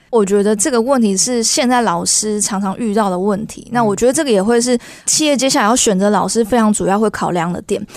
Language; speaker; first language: Chinese; native; Chinese